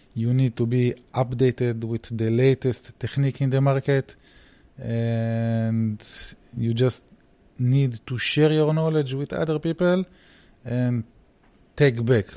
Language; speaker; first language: English; early bilingual, heritage; Hebrew